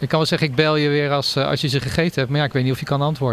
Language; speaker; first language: Dutch; native; Dutch